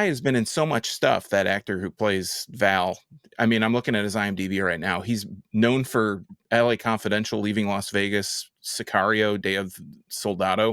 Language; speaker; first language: English; native; English